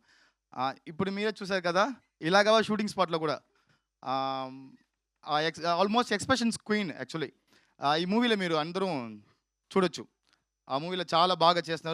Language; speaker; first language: Telugu; non-native, learner; Tamil